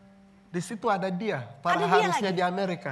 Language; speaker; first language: Indonesian; non-native, fluent; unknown